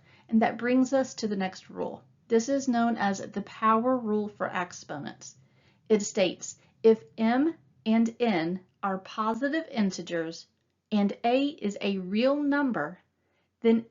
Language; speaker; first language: English; native; English